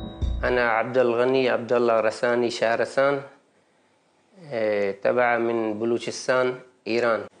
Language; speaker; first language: Arabic; non-native, learner; Baluchi